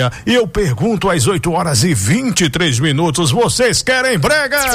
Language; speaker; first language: Portuguese; native; Portuguese